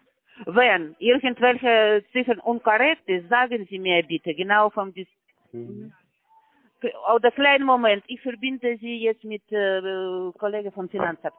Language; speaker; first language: German; non-native, learner; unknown